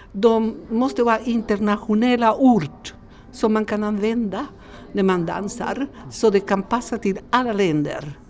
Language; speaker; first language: Swedish; non-native, fluent; Spanish